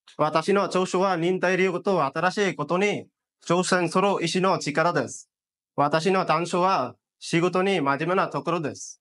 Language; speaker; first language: Japanese; non-native, learner; Bangla